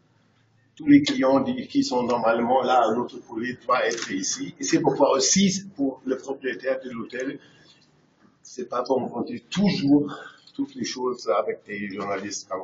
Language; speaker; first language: French; non-native, fluent; German